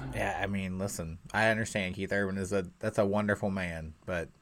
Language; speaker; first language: English; native; English